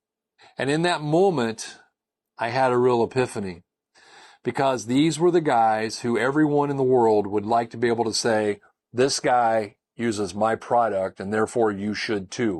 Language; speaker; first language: English; native; English